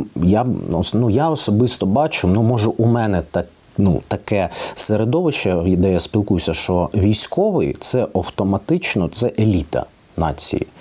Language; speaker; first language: Ukrainian; non-native, local second language; Russian